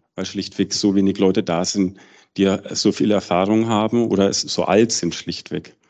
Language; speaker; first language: German; native; German